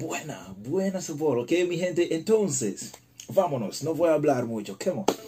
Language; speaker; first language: Spanish; non-native, learner; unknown